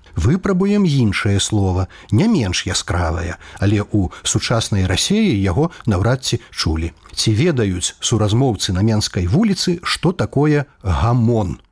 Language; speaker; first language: Belarusian; native; Belarusian